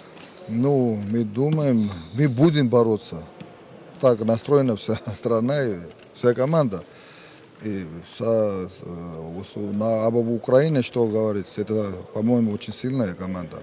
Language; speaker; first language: Russian; non-native, fluent; Georgian